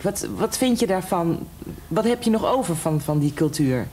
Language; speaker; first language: Dutch; native; Dutch